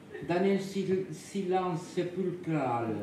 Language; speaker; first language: French; non-native, fluent; Spanish